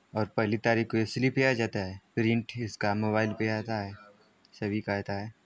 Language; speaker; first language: Hindi; native; Hindi